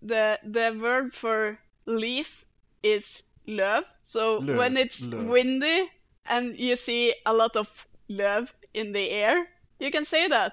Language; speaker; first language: English; non-native, fluent; Norwegian